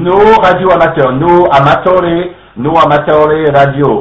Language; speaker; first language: Romanian; non-native, learner; French